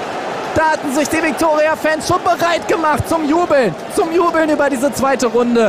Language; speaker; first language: German; native; German